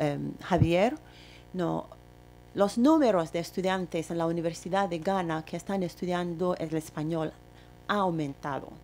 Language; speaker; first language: Spanish; non-native, fluent; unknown